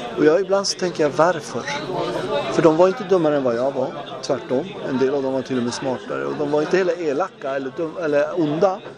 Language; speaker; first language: Swedish; early bilingual, other home language; Turoyo